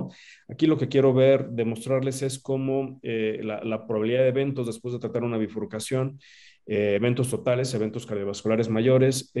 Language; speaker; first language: Spanish; native; Spanish